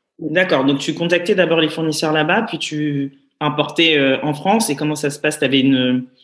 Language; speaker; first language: French; native; French